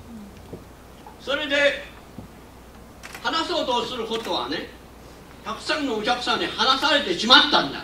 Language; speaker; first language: Japanese; non-native, local second language; Min Nan Chinese